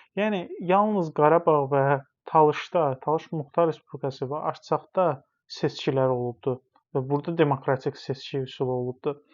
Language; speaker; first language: Azerbaijani; non-native, local second language; Talysh